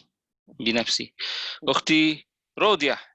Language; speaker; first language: Arabic; non-native, fluent; Malay